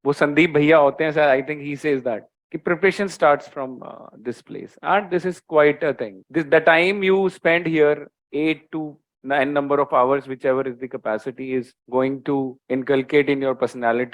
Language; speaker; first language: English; non-native, local second language; Hindi